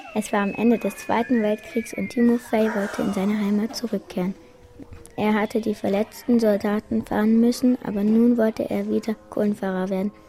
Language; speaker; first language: German; native; German